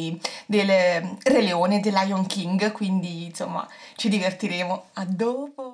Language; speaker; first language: Italian; native; Italian